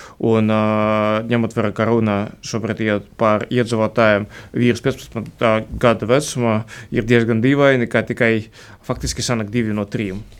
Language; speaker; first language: Latvian; non-native, fluent; Russian